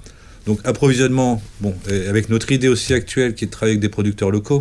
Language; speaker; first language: French; native; French